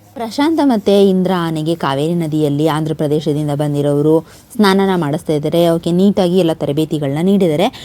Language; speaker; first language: Kannada; native; Kannada